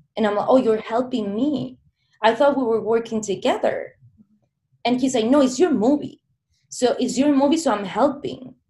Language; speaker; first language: English; non-native, fluent; Spanish